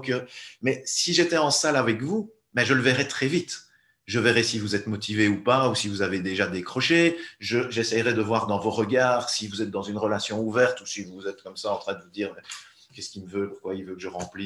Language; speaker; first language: French; native; French